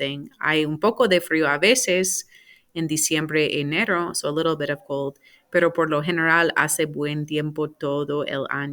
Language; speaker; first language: Spanish; non-native, fluent; English